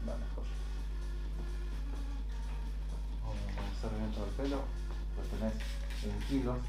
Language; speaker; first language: Spanish; native; Spanish